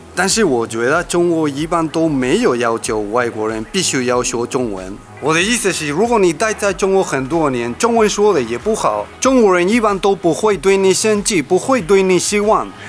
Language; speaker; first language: Chinese; non-native, fluent; Spanish